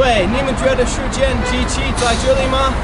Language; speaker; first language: Chinese; non-native, learner; English